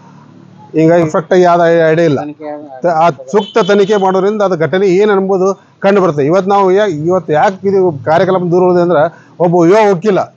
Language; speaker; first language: Kannada; native; Kannada